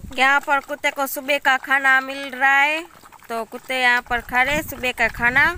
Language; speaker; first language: Hindi; non-native, local second language; Gujarati